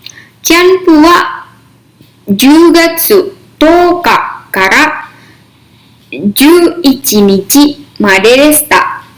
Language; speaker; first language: Japanese; non-native, fluent; Indonesian